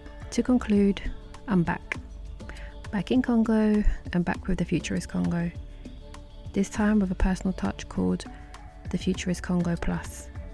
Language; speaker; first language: English; native; English